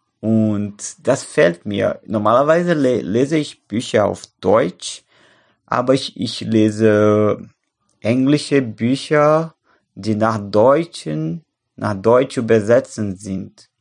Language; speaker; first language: German; non-native, learner; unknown